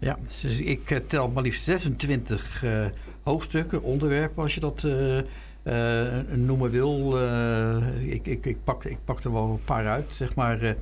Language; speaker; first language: Dutch; native; Dutch